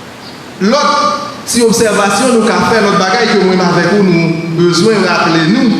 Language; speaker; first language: French; non-native, learner; Haitian Creole